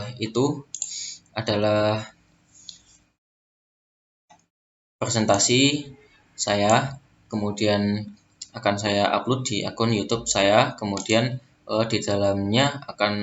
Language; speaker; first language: Indonesian; native; Indonesian